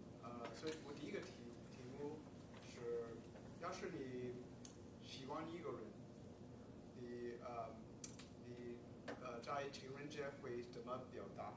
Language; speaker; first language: Chinese; early bilingual, heritage; Chinese